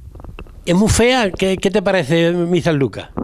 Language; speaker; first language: Spanish; native; Spanish